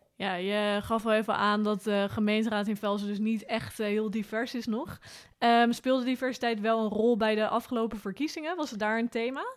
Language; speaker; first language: Dutch; native; Dutch